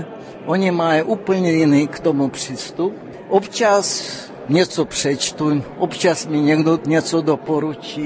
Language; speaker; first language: Czech; non-native, fluent; Russian